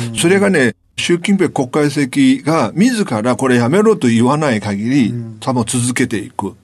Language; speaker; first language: Japanese; non-native, fluent; Chinese